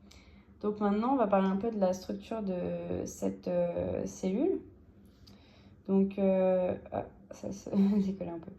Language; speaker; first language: French; native; French